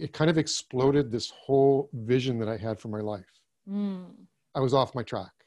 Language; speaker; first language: English; early bilingual, other home language; German